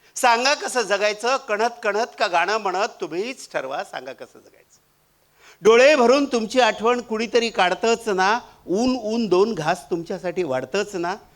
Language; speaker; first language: Marathi; non-native, local second language; Marwari